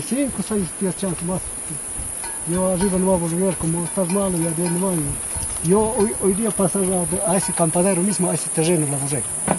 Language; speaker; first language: Spanish; native; Spanish